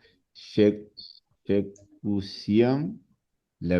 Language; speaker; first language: French; non-native, learner; Spanish